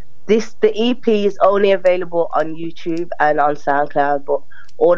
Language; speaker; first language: English; native; English